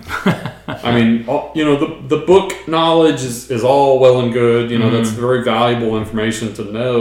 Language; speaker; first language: English; native; English